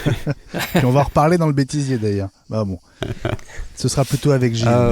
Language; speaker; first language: French; native; French